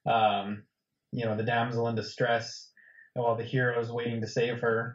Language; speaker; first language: English; native; English